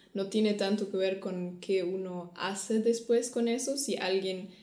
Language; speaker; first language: Spanish; non-native, fluent; German